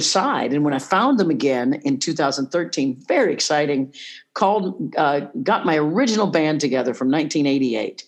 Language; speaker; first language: English; native; English